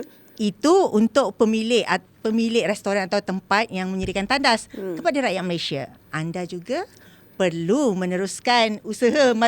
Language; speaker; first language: Malay; native; Malay